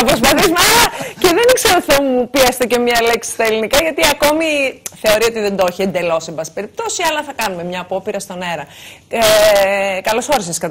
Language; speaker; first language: Greek; native; Greek